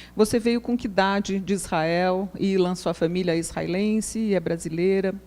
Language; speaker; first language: Portuguese; native; Portuguese